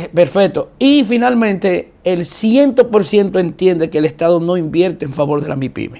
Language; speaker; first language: Spanish; native; Spanish